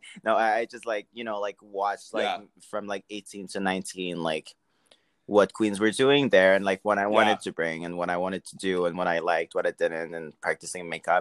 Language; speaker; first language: English; non-native, fluent; French